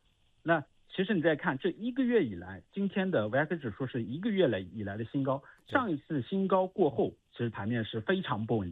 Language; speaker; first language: Chinese; native; Chinese